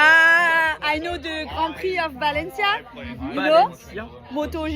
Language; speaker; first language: English; non-native, learner; French